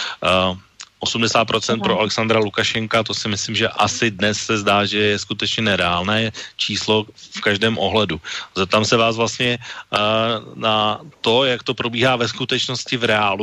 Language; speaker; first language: Czech; native; Czech